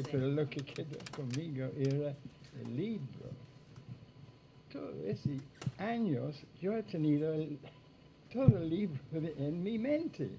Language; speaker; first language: Spanish; non-native, fluent; English